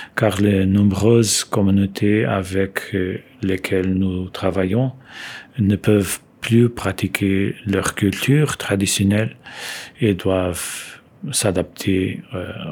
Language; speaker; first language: French; non-native, fluent; Portuguese